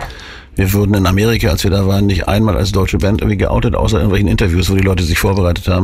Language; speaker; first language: German; native; German